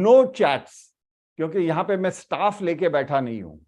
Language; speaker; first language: Hindi; native; Hindi